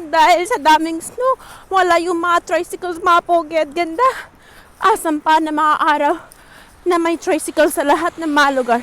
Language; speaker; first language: Filipino; non-native, learner; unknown